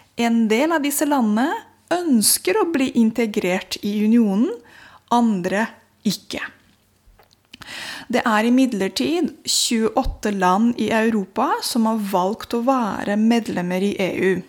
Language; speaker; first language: Norwegian; non-native, fluent; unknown